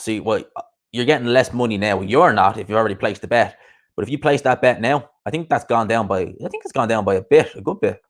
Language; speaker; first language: English; native; English